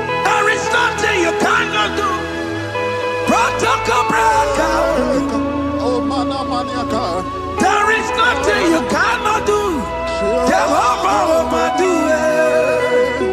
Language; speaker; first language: English; non-native, local second language; Igbo